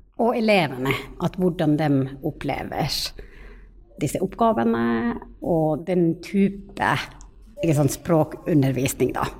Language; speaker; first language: Norwegian; non-native, fluent; Finnish